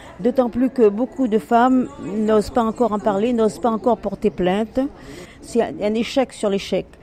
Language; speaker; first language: French; native; French